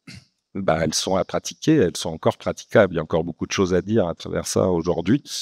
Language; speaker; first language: French; native; French